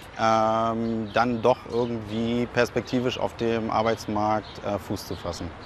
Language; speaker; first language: German; native; German